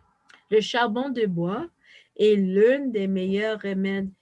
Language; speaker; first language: French; non-native, fluent; English